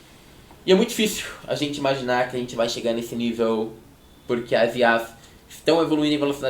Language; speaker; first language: Portuguese; native; Portuguese